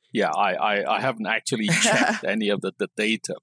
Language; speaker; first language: English; non-native, local second language; Cantonese